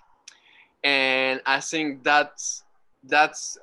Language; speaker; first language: English; non-native, fluent; French